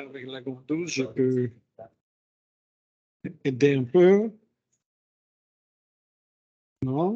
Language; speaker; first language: French; non-native, fluent; Spanish